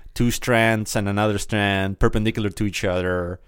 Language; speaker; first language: English; early bilingual, other home language; Spanish